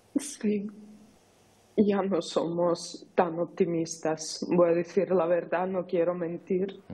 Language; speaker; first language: Spanish; non-native, fluent; Ukrainian